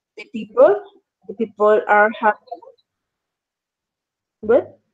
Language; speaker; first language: English; non-native, learner; Spanish